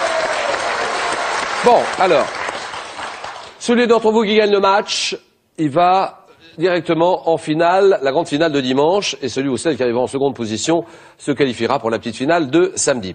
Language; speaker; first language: French; native; French